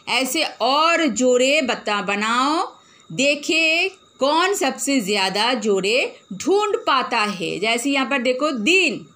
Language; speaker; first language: Hindi; non-native, local second language; Bangla